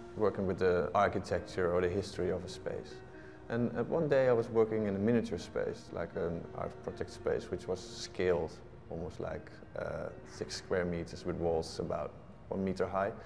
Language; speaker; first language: English; non-native, fluent; Dutch